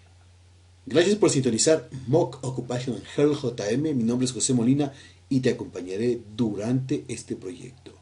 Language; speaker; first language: Spanish; native; Spanish